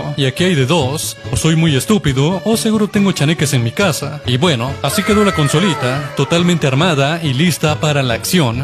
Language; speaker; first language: Spanish; native; Spanish